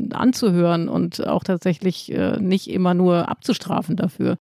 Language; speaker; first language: German; native; German